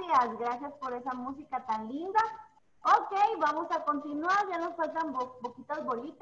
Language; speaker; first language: Spanish; native; Spanish